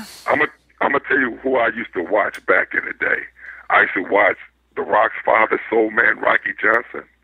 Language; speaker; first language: English; native; English